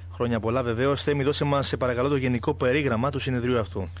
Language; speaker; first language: Greek; native; Greek